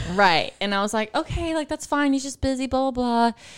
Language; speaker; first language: English; native; English